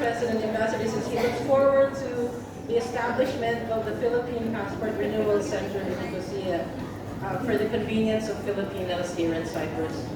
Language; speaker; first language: English; non-native, local second language; Filipino